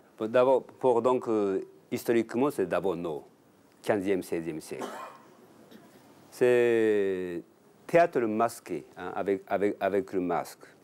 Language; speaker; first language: French; non-native, learner; Japanese